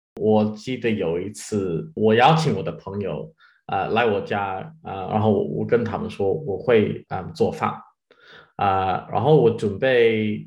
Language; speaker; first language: Chinese; non-native, learner; English